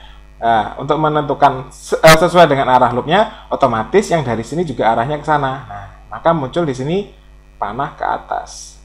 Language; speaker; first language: Indonesian; native; Indonesian